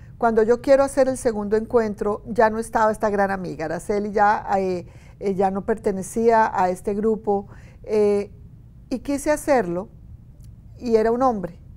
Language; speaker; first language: Spanish; native; Spanish